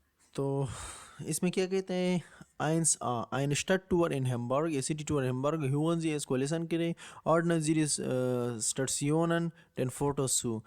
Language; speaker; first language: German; non-native, learner; Urdu